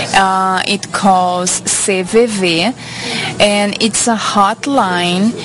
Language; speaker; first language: English; non-native, fluent; Portuguese